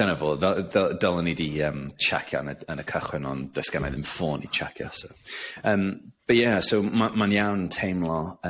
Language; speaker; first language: Welsh; non-native, local second language; English